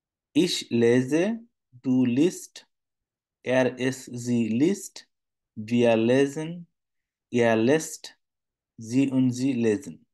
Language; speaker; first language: German; non-native, fluent; Bangla